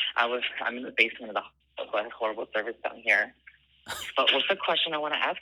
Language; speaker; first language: English; non-native, fluent; Arabic